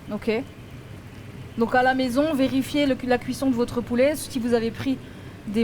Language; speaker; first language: French; native; French